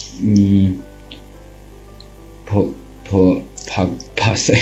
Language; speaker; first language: Korean; non-native, learner; Chinese